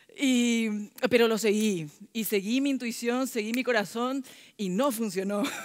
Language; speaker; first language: Spanish; early bilingual, other home language; Korean